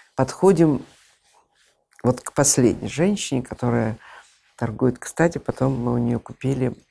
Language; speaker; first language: Russian; native; Russian